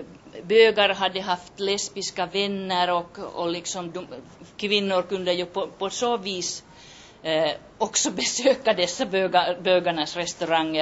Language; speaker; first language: Swedish; non-native, local second language; Finnish